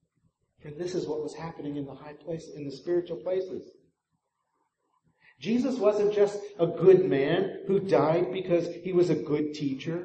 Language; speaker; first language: English; native; English